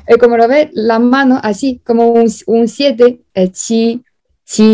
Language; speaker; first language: Spanish; non-native, fluent; Chinese